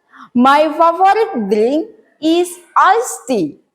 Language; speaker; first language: English; non-native, learner; Indonesian